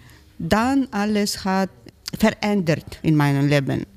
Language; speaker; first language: German; non-native, learner; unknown